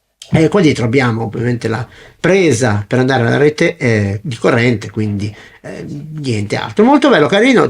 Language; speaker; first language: Italian; native; Italian